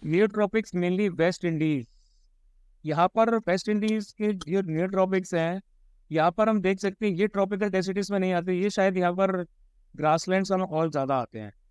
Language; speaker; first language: Hindi; native; Hindi